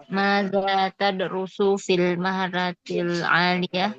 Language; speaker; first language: Arabic; non-native, learner; Indonesian